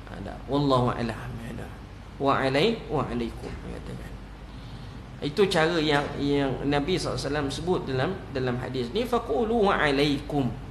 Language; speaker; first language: Malay; native; Malay